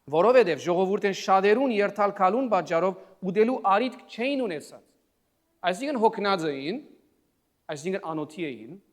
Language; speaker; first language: Armenian; early bilingual, heritage; Armenian